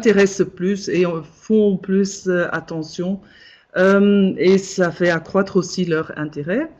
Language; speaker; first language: French; non-native, local second language; Dutch